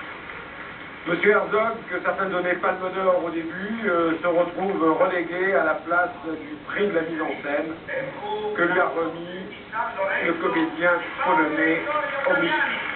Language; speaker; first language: French; native; French